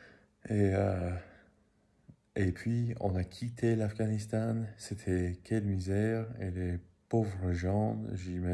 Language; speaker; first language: French; non-native, learner; English